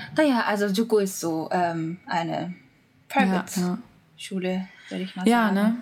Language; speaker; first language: German; non-native, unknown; Japanese